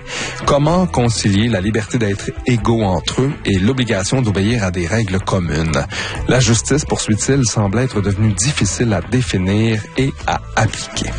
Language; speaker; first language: French; native; French